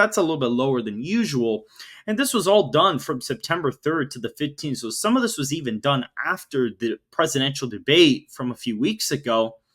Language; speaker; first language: English; native; English